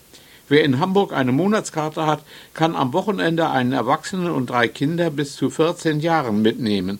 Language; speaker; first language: German; native; German